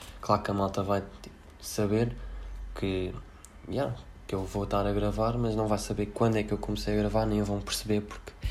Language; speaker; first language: Portuguese; native; Portuguese